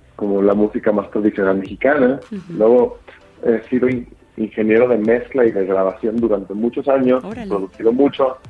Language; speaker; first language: Spanish; native; Spanish